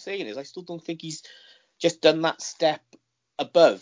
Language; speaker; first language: English; native; English